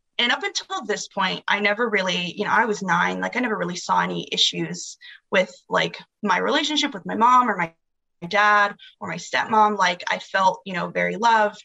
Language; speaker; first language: English; native; English